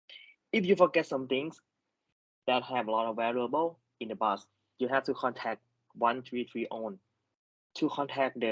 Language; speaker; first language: English; non-native, learner; Thai